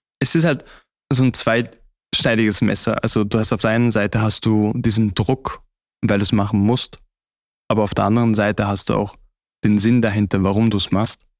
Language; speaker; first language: German; early bilingual, other home language; Turkish